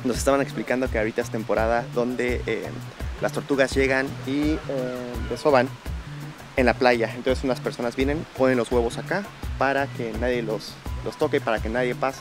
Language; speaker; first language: Spanish; native; Spanish